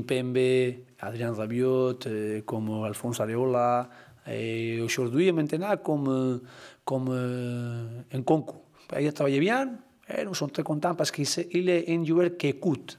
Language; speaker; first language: French; non-native, learner; Spanish